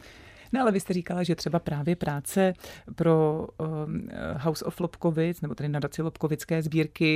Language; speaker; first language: Czech; native; Czech